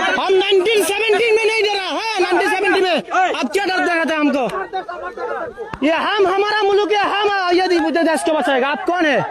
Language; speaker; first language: Hindi; non-native, learner; Bangla